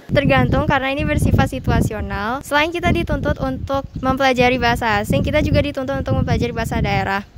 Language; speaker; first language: Indonesian; native; Indonesian